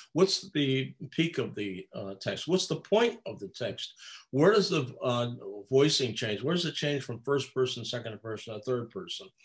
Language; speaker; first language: English; native; English